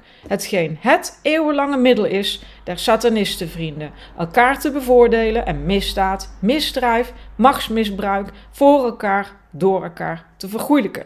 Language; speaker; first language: Dutch; native; Dutch